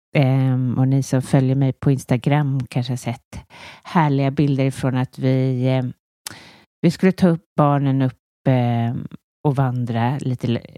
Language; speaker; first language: Swedish; native; Swedish